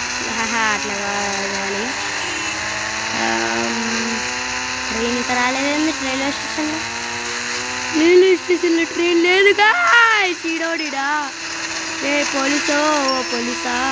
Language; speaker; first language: Telugu; native; Telugu